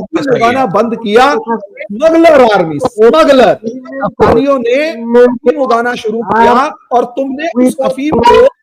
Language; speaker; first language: Hindi; native; Hindi